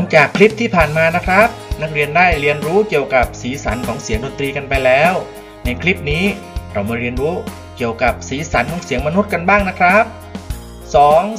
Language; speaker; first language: Thai; native; Thai